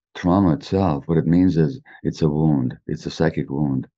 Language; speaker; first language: English; native; English